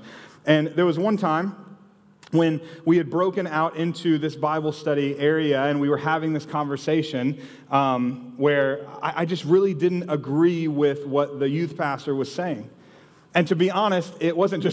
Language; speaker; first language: English; native; English